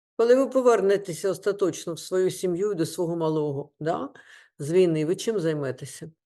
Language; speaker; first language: Ukrainian; non-native, local second language; Russian